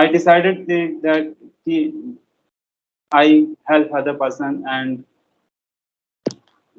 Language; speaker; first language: English; non-native, learner; Hindi